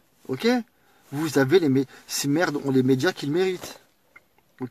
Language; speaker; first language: French; native; French